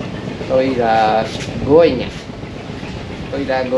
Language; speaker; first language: Vietnamese; non-native, learner; Japanese